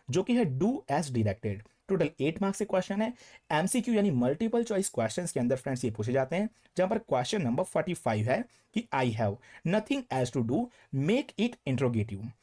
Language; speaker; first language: Hindi; non-native, local second language; Gujarati